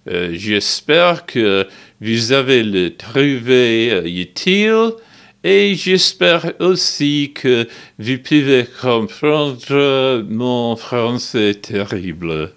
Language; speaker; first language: French; non-native, learner; English